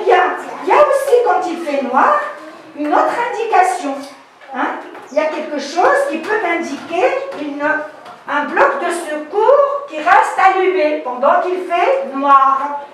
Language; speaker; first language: French; non-native, local second language; Arabic